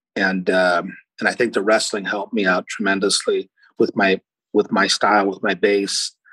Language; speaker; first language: English; early bilingual, other home language; Portuguese